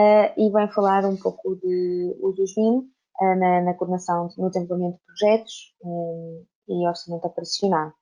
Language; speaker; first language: Portuguese; native; Portuguese